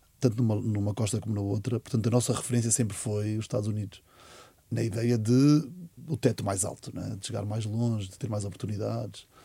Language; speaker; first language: Portuguese; native; Portuguese